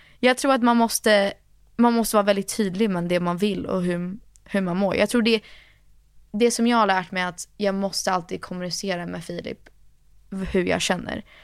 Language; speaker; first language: Swedish; early bilingual, heritage; Swedish